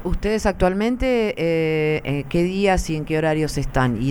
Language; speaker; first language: Spanish; native; Spanish